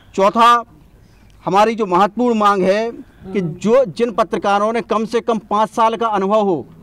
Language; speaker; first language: Hindi; native; Hindi